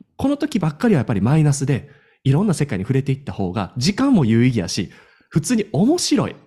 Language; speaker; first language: Japanese; native; Japanese